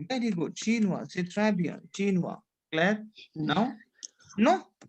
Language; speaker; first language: French; non-native, fluent; Hindi